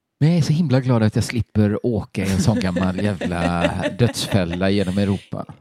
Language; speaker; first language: Swedish; native; Swedish